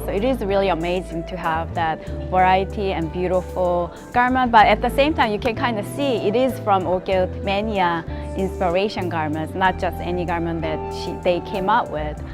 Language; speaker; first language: English; non-native, fluent; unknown